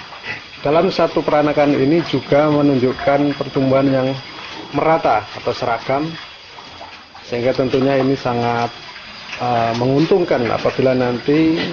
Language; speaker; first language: Indonesian; native; Indonesian